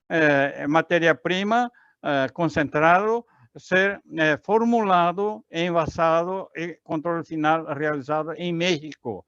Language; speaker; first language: Spanish; non-native, learner; Portuguese